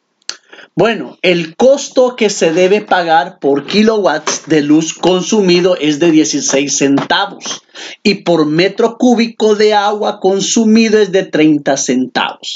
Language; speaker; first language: Spanish; native; Spanish